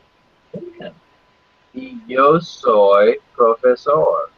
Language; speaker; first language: Spanish; non-native, fluent; English